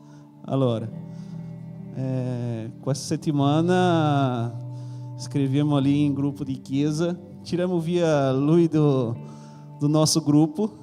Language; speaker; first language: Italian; non-native, learner; Portuguese